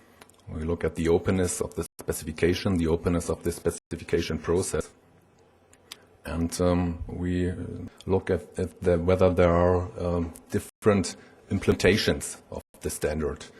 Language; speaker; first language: English; non-native, fluent; German